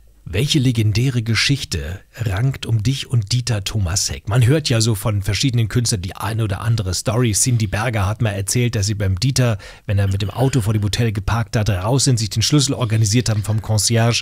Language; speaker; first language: German; native; German